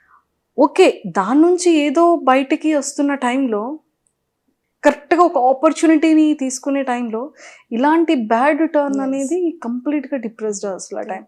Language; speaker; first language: Telugu; native; Telugu